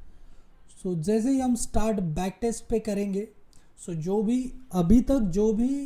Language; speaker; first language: Hindi; native; Hindi